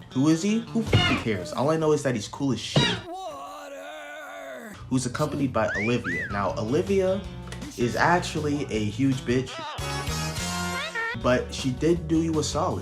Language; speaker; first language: English; native; English